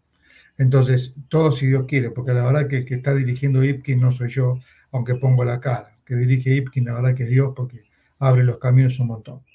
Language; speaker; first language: Spanish; native; Spanish